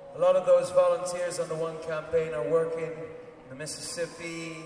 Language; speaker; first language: English; native; English